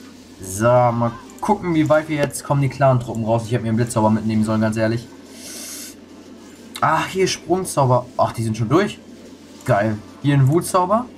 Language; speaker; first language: German; native; German